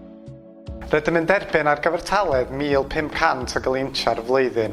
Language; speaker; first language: Welsh; native; Welsh